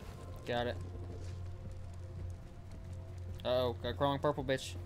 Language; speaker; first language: English; native; English